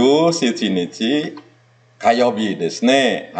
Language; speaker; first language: Japanese; non-native, fluent; Indonesian